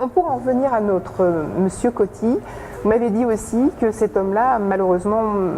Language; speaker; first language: French; native; French